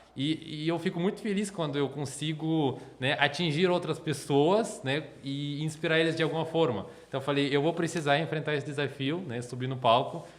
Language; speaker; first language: Portuguese; non-native, fluent; Russian